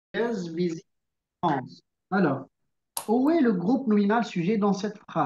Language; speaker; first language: French; non-native, local second language; Arabic